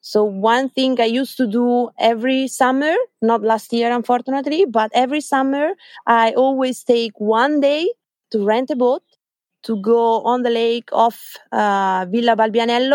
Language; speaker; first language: English; non-native, fluent; Italian